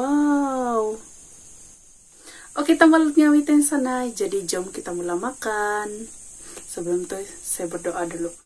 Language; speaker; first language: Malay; non-native, local second language; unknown